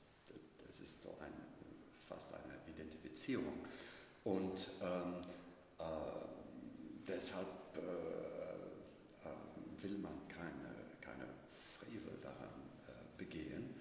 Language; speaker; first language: German; non-native, fluent; English